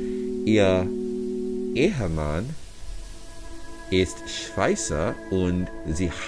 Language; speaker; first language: German; non-native, learner; English